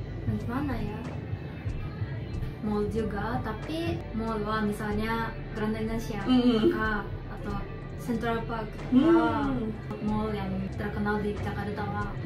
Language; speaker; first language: Indonesian; non-native, fluent; Japanese